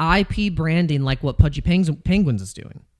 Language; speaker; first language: English; native; English